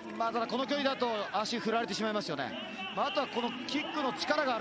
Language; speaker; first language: Japanese; native; Japanese